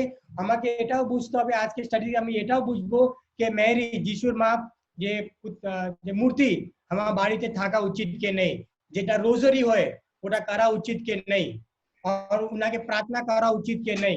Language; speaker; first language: Bangla; non-native, learner; Hindi